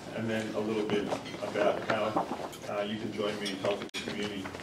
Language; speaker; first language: English; native; English